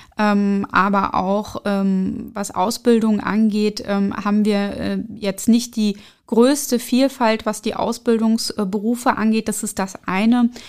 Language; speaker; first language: German; early bilingual, other home language; Arabic